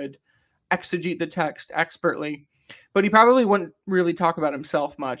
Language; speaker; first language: English; native; English